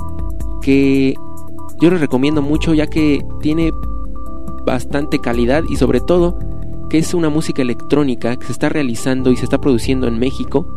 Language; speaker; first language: Spanish; native; Spanish